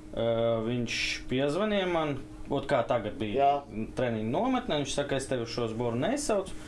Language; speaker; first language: Latvian; non-native, local second language; Russian